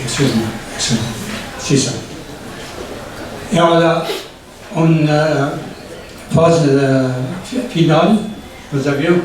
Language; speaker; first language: French; non-native, learner; Persian